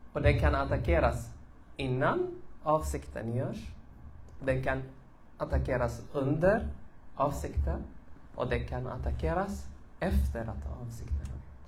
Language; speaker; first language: Swedish; early bilingual, other home language; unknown